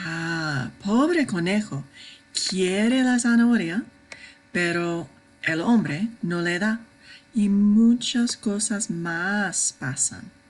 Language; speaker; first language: Spanish; non-native, fluent; English